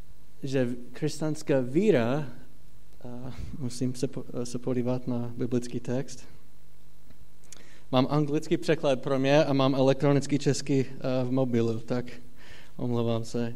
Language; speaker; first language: Czech; non-native, fluent; English